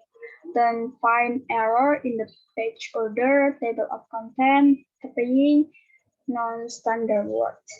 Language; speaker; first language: English; non-native, learner; Indonesian